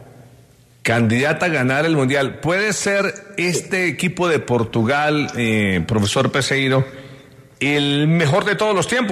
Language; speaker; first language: Spanish; native; Spanish